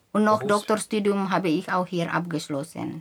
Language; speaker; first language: German; non-native, fluent; Indonesian